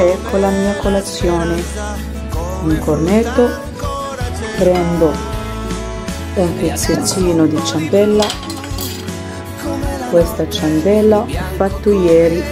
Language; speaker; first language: Italian; non-native, learner; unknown